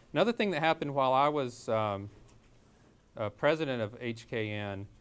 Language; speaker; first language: English; native; English